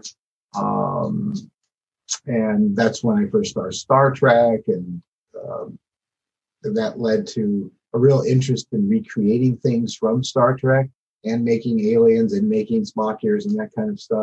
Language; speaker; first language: English; native; English